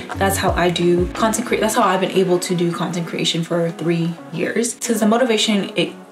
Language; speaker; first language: English; native; English